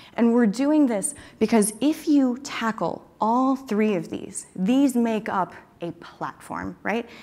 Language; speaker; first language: English; native; English